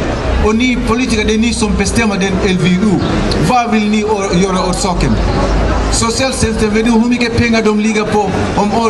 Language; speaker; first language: Swedish; non-native, fluent; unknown